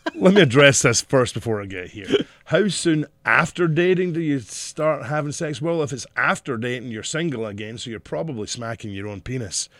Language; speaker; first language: English; native; English